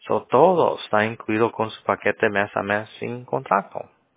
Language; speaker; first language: Spanish; native; Spanish